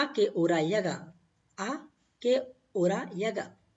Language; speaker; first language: Spanish; non-native, learner; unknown